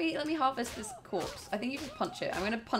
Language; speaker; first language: English; native; English